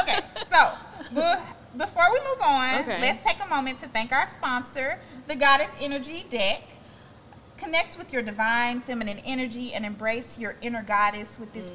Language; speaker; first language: English; native; English